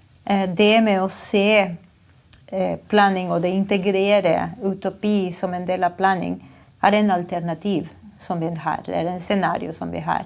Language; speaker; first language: Norwegian; non-native, fluent; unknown